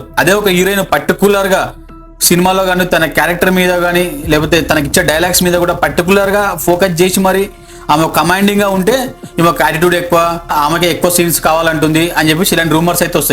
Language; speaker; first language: Telugu; native; Telugu